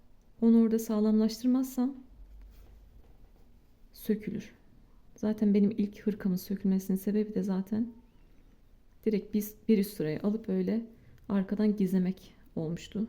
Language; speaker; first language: Turkish; native; Turkish